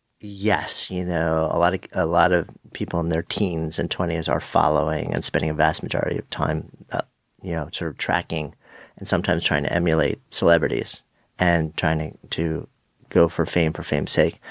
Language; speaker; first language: English; native; English